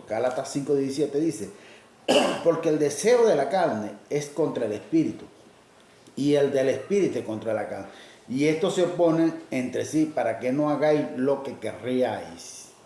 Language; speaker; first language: Spanish; native; Spanish